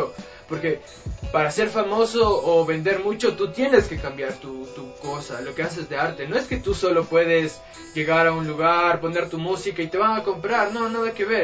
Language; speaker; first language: Spanish; native; Spanish